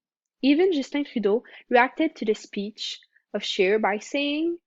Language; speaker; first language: English; non-native, local second language; French